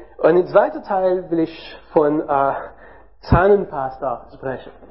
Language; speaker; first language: German; non-native, learner; French